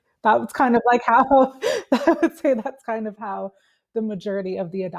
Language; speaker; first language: English; native; English